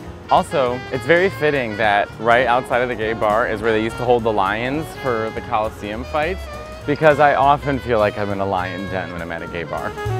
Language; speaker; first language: English; native; English